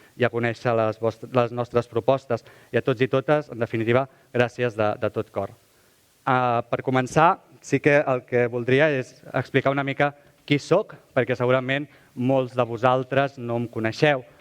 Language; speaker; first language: Catalan; native; Catalan